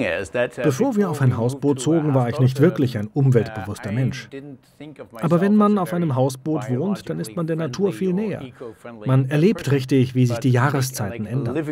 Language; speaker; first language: German; native; German